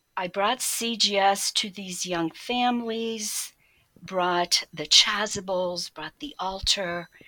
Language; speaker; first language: English; early bilingual, other home language; Polish